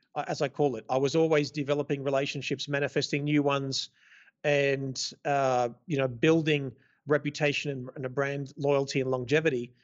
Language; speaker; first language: English; native; English